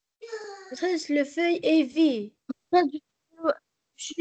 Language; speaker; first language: French; non-native, learner; Arabic